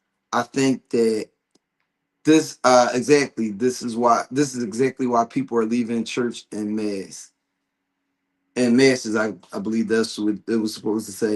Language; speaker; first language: English; native; English